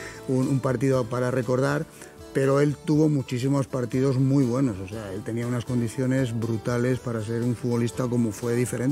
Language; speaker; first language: Spanish; native; Spanish